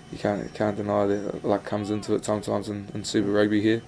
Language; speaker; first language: English; native; English